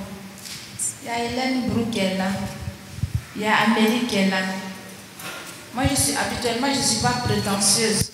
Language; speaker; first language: French; non-native, local second language; Baoulé